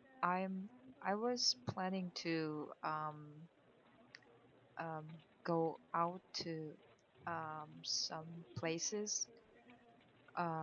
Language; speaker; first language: English; non-native, learner; Korean